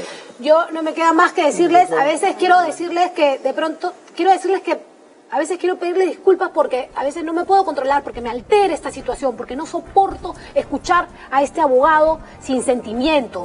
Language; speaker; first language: Spanish; native; Spanish